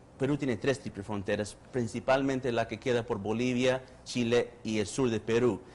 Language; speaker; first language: Spanish; early bilingual, heritage; Spanish